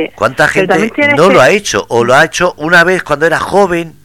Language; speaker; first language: Spanish; native; Spanish